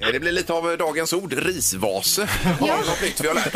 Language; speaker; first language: Swedish; native; Swedish